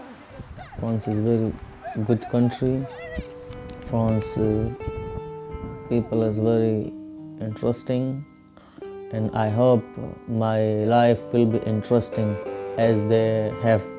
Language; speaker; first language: English; non-native, learner; Pashto